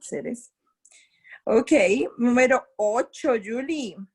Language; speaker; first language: Spanish; non-native, fluent; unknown